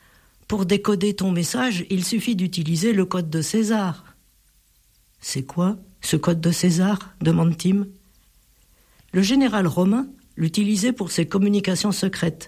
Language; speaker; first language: French; native; French